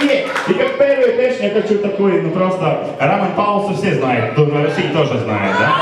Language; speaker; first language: Russian; non-native, local second language; Latvian